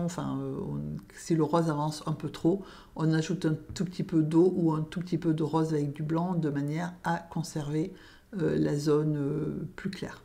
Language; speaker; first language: French; native; French